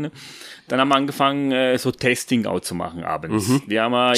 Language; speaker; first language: German; non-native, fluent; Italian